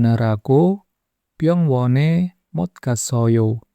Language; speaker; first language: Korean; non-native, fluent; Indonesian